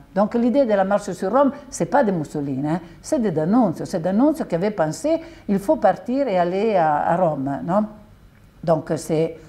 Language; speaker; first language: French; non-native, fluent; Italian